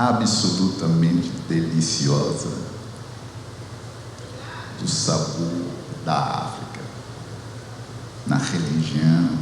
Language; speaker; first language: Portuguese; non-native, fluent; English